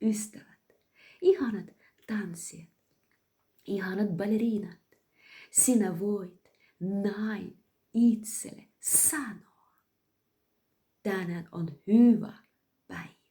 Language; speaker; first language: Finnish; non-native, fluent; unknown